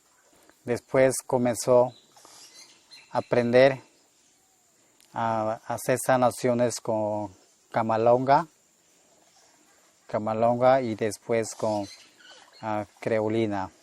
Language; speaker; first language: Spanish; non-native, local second language; Shipibo-Conibo